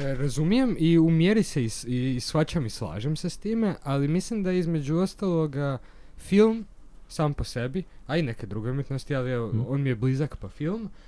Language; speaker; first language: Croatian; native; Croatian